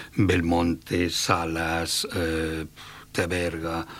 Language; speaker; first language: Spanish; native; Spanish